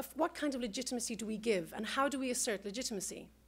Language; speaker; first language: English; native; English